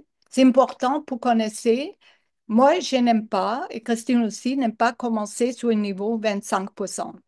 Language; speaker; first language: French; non-native, learner; English